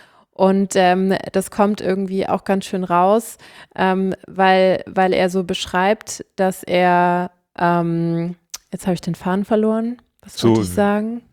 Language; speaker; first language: German; native; German